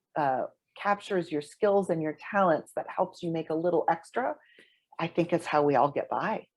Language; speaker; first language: English; native; English